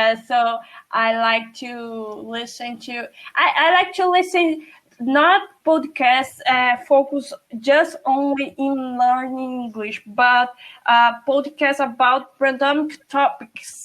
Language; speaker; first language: English; non-native, fluent; Portuguese